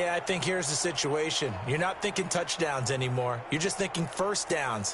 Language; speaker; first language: English; native; English